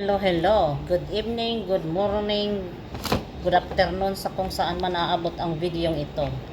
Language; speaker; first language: Filipino; non-native, local second language; Hiligaynon